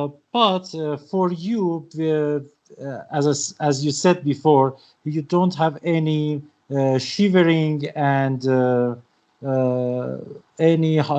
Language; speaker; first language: English; non-native, learner; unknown